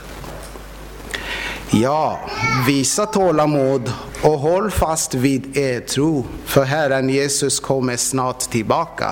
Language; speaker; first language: Swedish; non-native, fluent; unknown